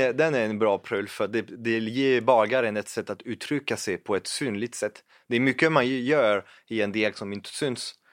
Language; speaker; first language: Swedish; non-native, fluent; French